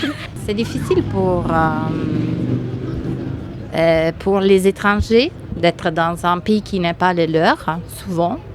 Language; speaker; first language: French; non-native, fluent; Italian